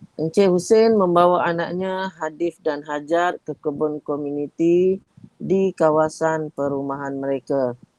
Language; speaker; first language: Malay; native; Malay